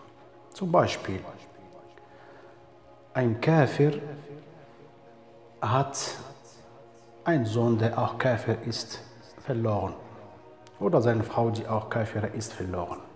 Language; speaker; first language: German; non-native, fluent; Arabic